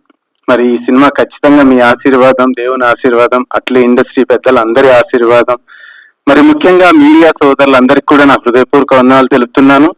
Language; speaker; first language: Telugu; native; Telugu